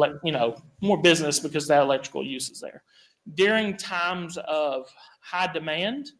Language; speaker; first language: English; native; English